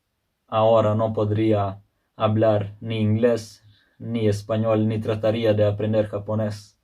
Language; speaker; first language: Spanish; non-native, fluent; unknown